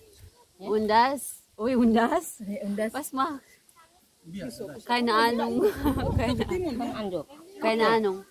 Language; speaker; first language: German; non-native, learner; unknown